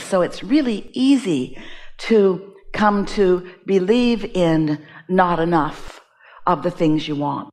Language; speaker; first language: English; native; English